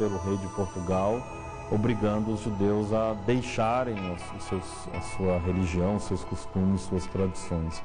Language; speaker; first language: Portuguese; native; Portuguese